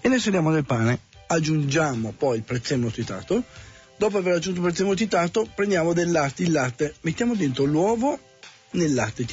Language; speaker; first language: Italian; native; Italian